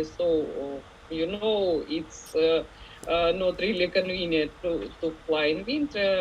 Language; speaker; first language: English; non-native, fluent; Ukrainian